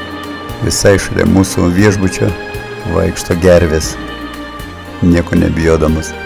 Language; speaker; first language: Lithuanian; native; Lithuanian